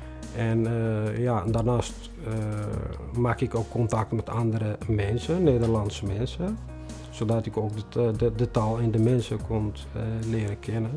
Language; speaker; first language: Dutch; non-native, fluent; Tigrinya